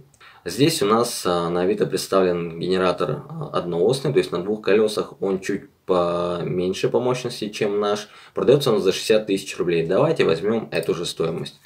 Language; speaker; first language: Russian; native; Russian